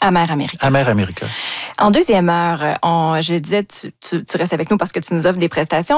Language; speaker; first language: French; native; French